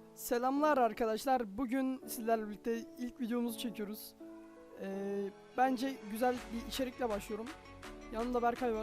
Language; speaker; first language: Turkish; native; Turkish